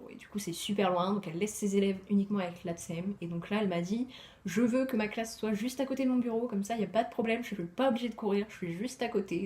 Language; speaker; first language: French; native; French